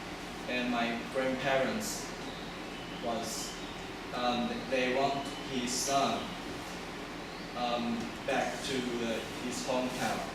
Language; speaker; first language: English; non-native, learner; Chinese